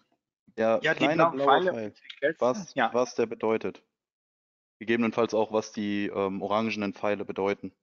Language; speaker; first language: German; native; German